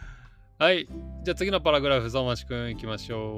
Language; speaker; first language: Japanese; native; Japanese